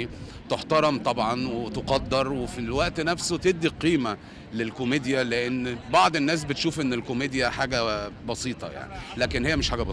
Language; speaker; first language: Arabic; native; Arabic